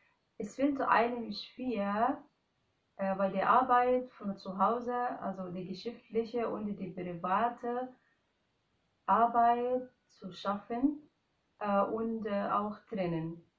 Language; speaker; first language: German; non-native, fluent; Arabic